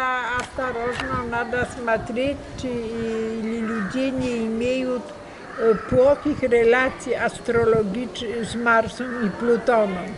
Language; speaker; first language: Russian; non-native, learner; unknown